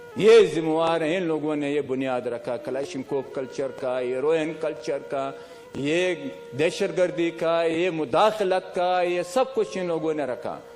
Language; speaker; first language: Urdu; non-native, local second language; Pashto